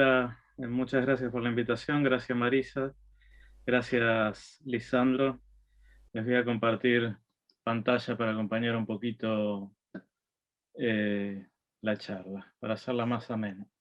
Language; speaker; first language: Spanish; native; Spanish